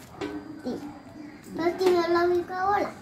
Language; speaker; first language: Spanish; native; Spanish